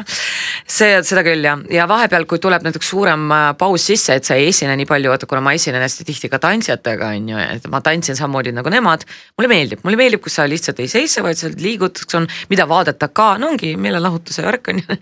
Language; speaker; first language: Estonian; non-native, fluent; Russian